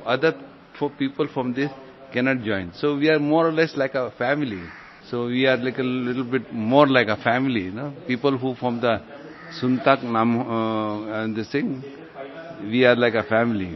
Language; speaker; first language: English; non-native, local second language; Cantonese